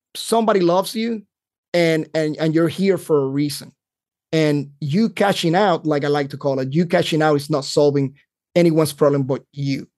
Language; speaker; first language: English; non-native, fluent; Spanish